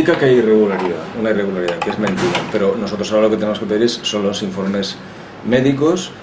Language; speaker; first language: Spanish; native; Spanish